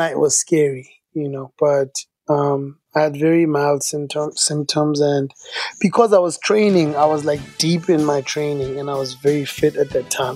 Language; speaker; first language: English; non-native, local second language; Tswana